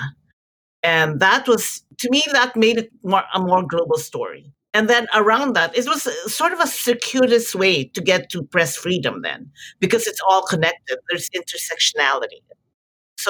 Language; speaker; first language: English; non-native, local second language; Filipino